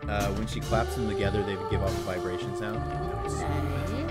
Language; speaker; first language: English; native; English